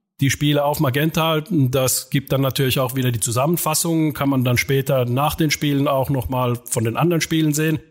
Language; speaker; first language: German; non-native, fluent; Finnish